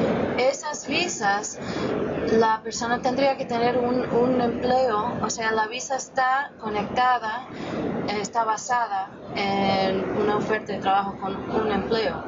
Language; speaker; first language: Spanish; non-native, fluent; English